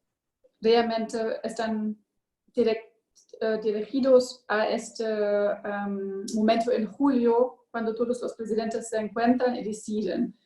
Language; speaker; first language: Spanish; non-native, learner; German